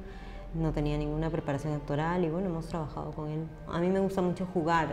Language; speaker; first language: Spanish; native; Spanish